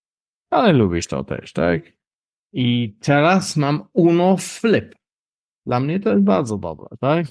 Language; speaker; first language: Polish; non-native, learner; English